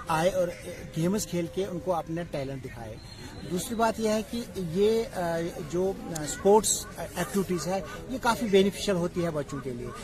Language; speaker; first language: Urdu; non-native, local second language; Kashmiri